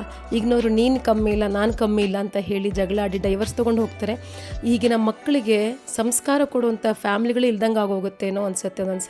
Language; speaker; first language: Kannada; native; Kannada